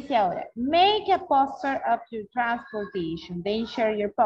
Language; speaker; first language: English; non-native, fluent; Spanish